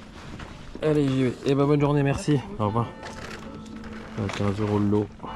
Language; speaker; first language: French; native; French